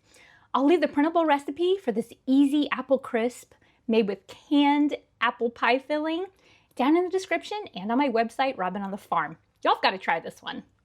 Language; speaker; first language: English; native; English